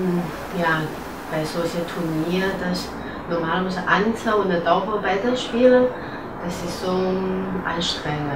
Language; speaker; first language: German; non-native, learner; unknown